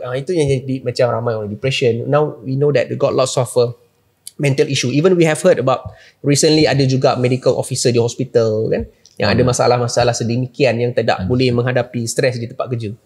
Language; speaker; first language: English; non-native, local second language; Malay